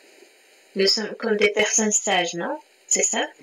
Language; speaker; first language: French; non-native, learner; Arabic